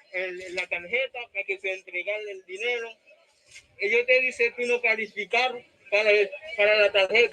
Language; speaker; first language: Spanish; non-native, learner; Haitian Creole